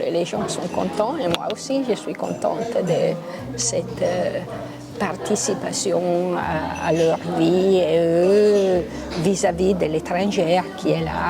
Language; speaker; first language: French; non-native, local second language; Italian